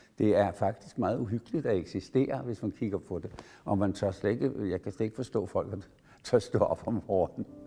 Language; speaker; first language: Danish; native; Danish